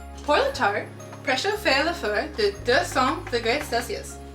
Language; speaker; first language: French; non-native, learner; English